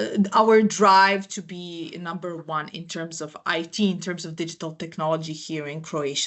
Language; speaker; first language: English; non-native, fluent; Croatian